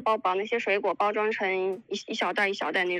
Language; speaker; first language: Chinese; native; Chinese